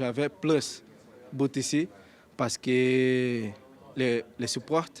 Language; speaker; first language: French; non-native, learner; Portuguese